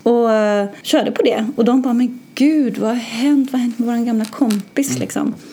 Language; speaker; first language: Swedish; early bilingual, other home language; Arabic